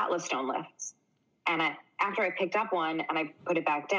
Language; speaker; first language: English; native; English